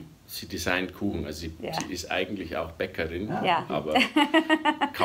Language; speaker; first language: German; native; German